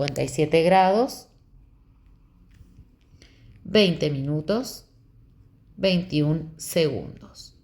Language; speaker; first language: Spanish; native; Spanish